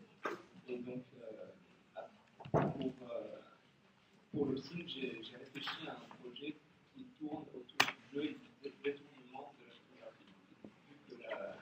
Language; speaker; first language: French; native; French